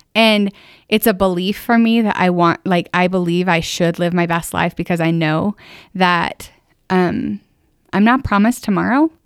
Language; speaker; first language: English; native; English